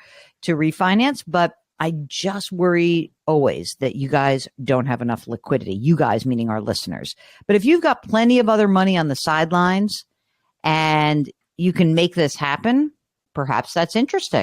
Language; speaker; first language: English; native; English